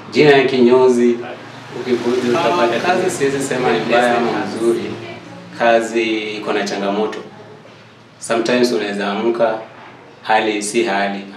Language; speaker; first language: Swahili; native; Swahili